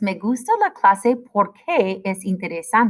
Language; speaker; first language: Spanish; non-native, fluent; English